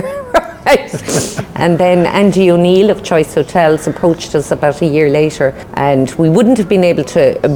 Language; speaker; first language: English; native; English